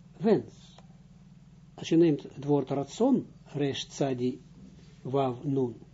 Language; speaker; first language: Dutch; non-native, fluent; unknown